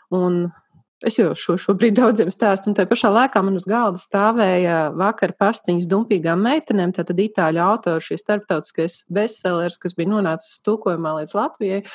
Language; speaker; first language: Latvian; native; Latvian